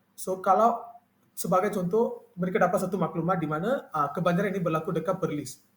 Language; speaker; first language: Malay; non-native, local second language; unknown